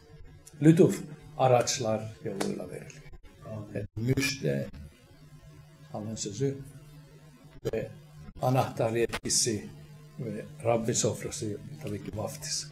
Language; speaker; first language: Turkish; non-native, fluent; Finnish